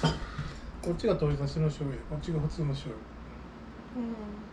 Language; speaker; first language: Japanese; native; Japanese